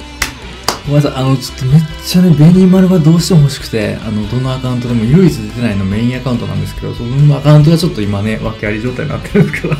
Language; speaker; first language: Japanese; native; Japanese